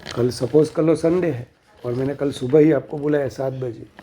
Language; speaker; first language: Hindi; non-native, local second language; Gujarati